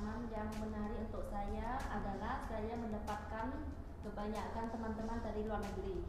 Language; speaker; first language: Indonesian; non-native, fluent; Khmer